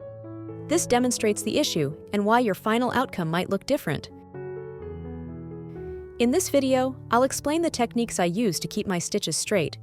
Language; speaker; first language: English; non-native, fluent; Chinese